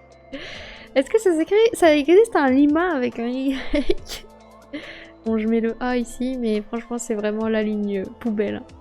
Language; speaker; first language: French; native; French